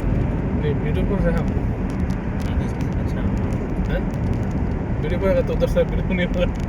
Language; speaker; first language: Hindi; non-native, learner; Bangla